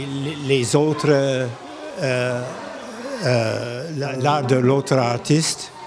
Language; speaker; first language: French; non-native, local second language; English